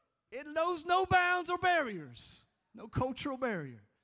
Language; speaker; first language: English; native; English